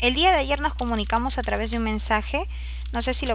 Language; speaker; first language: Spanish; native; Spanish